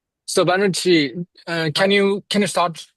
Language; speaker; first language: English; non-native, learner; Japanese